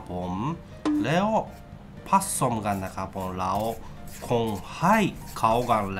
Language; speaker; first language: Thai; non-native, learner; Japanese